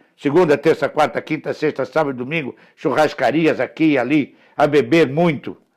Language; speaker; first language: Portuguese; early bilingual, other home language; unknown